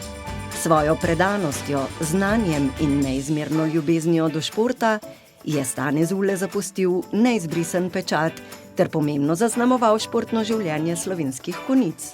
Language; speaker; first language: Slovenian; native; Slovenian